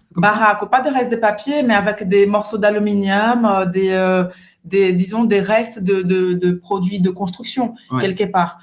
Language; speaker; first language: French; non-native, fluent; Portuguese